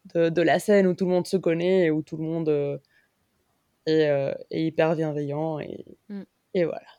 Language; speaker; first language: French; non-native, fluent; Spanish